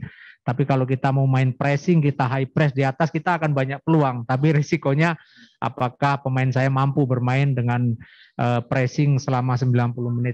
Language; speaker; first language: Indonesian; native; Indonesian